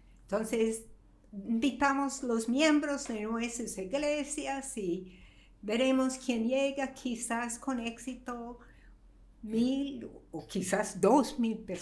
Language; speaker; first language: Spanish; non-native, fluent; English